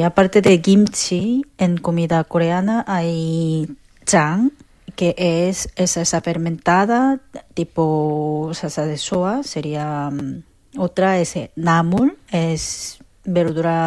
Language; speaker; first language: Spanish; non-native, fluent; Korean